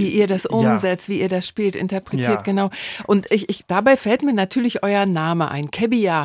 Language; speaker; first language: German; native; German